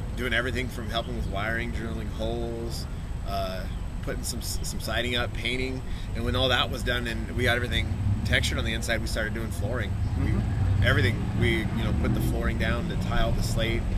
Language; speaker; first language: English; native; English